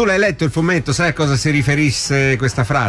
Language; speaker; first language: Italian; native; Italian